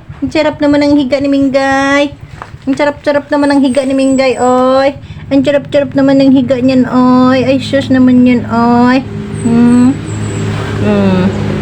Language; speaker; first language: Filipino; non-native, local second language; Cebuano